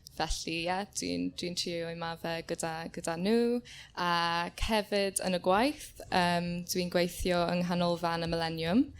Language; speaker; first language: Welsh; non-native, learner; English